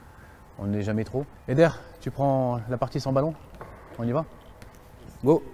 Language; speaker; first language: French; native; French